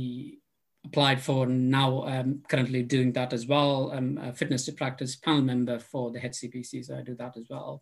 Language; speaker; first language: English; non-native, local second language; Tamil